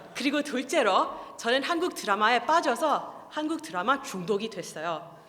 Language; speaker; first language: Korean; non-native, fluent; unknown